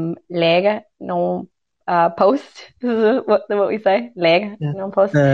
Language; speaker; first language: Danish; non-native, learner; English